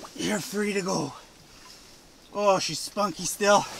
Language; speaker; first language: English; native; English